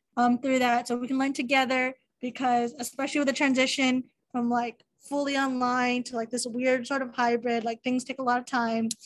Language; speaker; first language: English; native; English